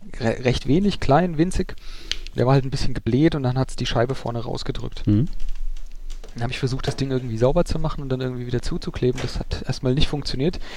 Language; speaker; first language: German; native; German